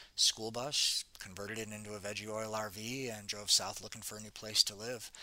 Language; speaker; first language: English; native; English